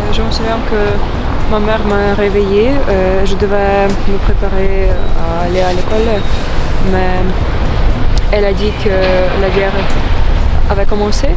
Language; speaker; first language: French; non-native, fluent; Ukrainian